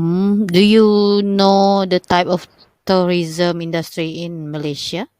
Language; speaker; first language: English; non-native, local second language; Malay